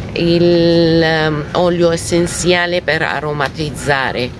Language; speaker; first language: Italian; non-native, fluent; Arabic